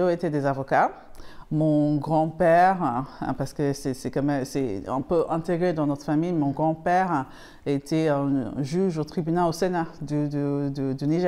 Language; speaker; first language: French; non-native, fluent; English